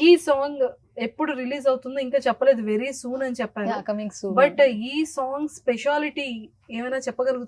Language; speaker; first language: Telugu; native; Telugu